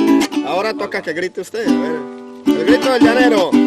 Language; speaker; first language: Spanish; native; Spanish